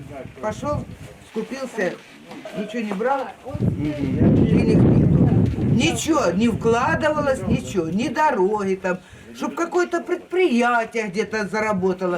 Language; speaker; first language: Russian; native; Russian